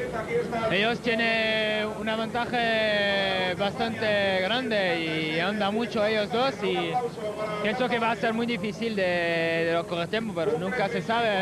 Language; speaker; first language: Spanish; non-native, fluent; French